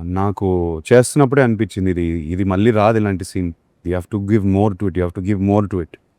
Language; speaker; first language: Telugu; native; Telugu